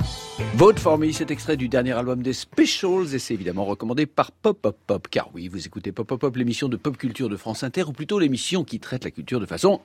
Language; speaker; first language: French; native; French